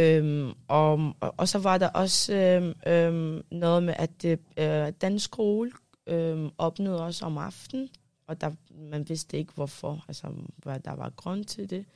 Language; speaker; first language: Danish; early bilingual, other home language; Arabic